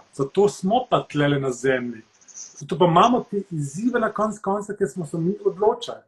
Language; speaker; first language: Slovenian; early bilingual, heritage; Slovenian